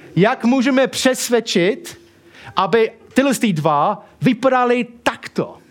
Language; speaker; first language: Czech; non-native, fluent; English